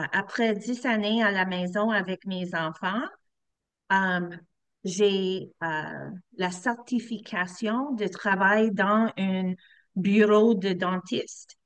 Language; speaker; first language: French; non-native, learner; English